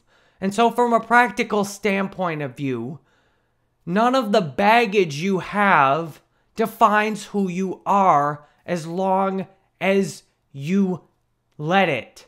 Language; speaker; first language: English; native; English